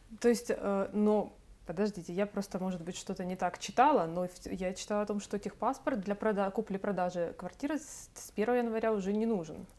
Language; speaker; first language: Russian; native; Russian